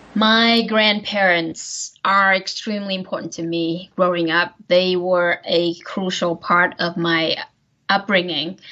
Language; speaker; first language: English; non-native, fluent; Vietnamese